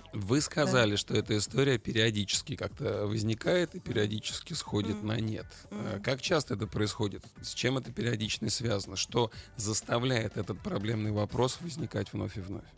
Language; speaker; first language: Russian; native; Russian